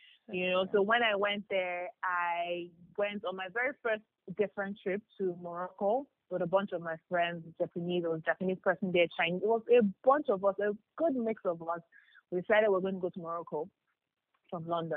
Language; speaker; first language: English; non-native, local second language; Yoruba